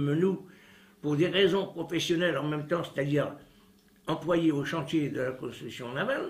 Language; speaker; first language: French; early bilingual, other home language; Italian